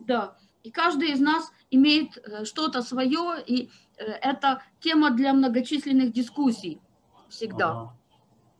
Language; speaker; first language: Russian; native; Russian